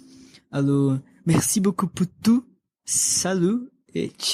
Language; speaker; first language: French; non-native, learner; Portuguese